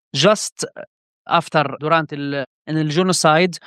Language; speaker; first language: English; non-native, learner; Arabic